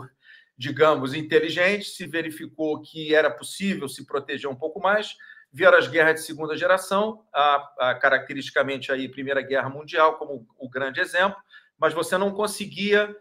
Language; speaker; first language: Portuguese; native; Portuguese